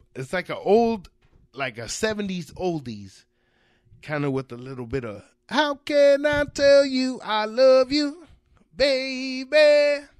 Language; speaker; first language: English; native; English